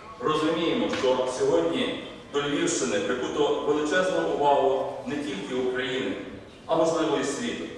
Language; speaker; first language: Ukrainian; native; Ukrainian